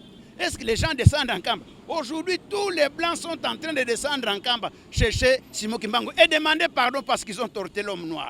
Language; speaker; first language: French; non-native, local second language; Lingala